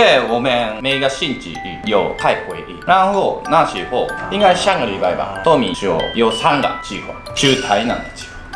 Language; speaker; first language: Chinese; non-native, fluent; Japanese